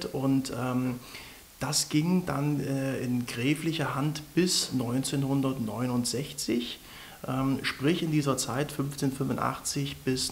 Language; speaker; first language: German; native; German